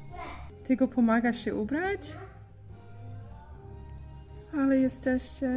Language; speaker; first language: Polish; non-native, learner; English